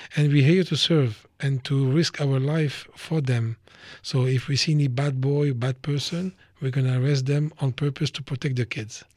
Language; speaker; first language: English; non-native, fluent; French